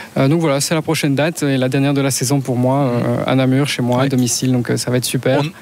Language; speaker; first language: French; native; French